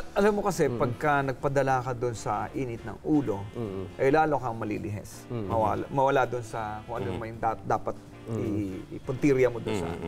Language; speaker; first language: Filipino; non-native, local second language; Maguindanaon